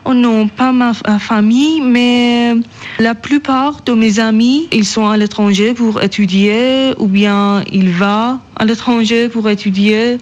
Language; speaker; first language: French; non-native, learner; Persian